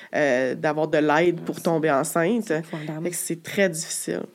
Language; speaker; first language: French; native; French